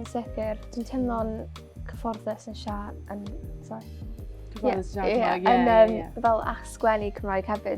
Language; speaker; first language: Welsh; non-native, local second language; English